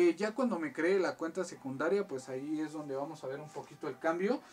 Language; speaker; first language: Spanish; native; Spanish